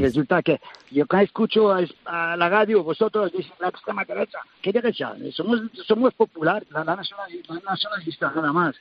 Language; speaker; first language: Spanish; non-native, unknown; French